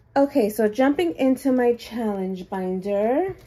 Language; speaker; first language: English; native; English